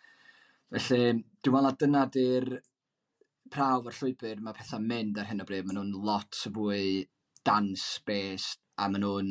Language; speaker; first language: Welsh; native; Welsh